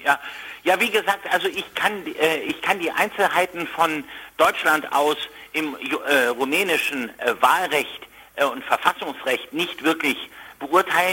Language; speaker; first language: German; native; German